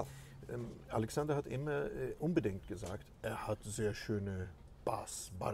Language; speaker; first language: German; non-native, fluent; Swedish